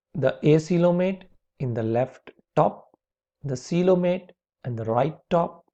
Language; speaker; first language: English; non-native, local second language; Hindi